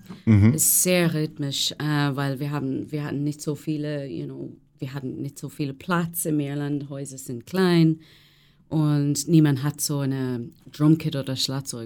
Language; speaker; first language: German; non-native, learner; English